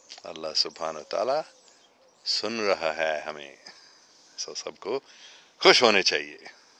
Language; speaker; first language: Urdu; non-native, fluent; English